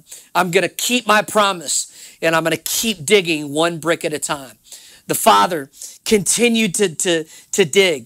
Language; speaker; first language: English; native; English